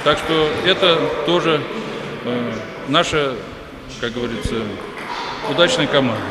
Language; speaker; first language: Russian; native; Russian